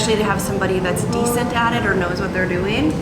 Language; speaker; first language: English; native; English